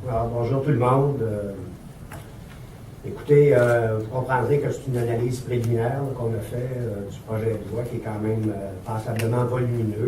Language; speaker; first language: French; native; French